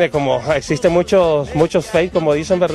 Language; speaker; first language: Spanish; native; Spanish